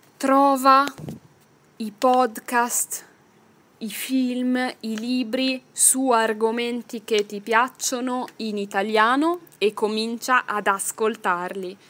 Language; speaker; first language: Italian; native; Italian